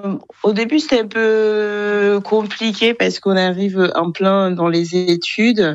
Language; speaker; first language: French; non-native, local second language; Kinyarwanda